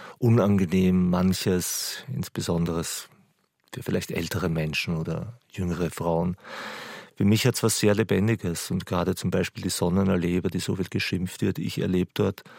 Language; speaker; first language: German; native; German